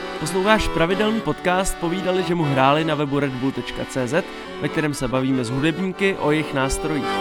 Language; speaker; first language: Czech; native; Czech